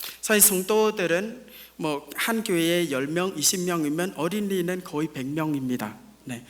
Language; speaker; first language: Korean; non-native, fluent; Khmer